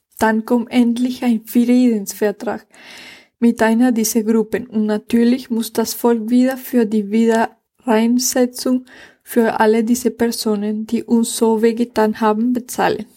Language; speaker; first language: German; non-native, fluent; Spanish